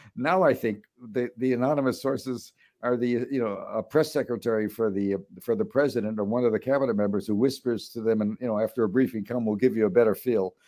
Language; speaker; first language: English; native; English